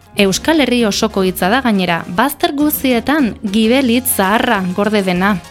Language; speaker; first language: Basque; native; Basque